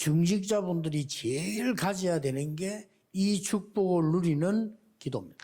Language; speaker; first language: Korean; native; Korean